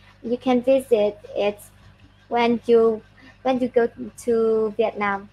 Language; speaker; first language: English; non-native, learner; Vietnamese